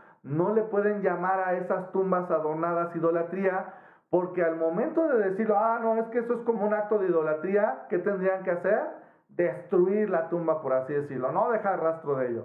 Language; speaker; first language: Spanish; native; Spanish